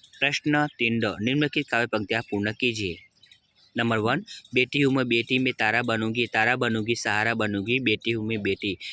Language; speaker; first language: Hindi; non-native, local second language; Gujarati